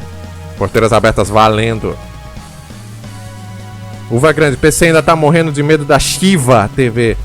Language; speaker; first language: Portuguese; native; Portuguese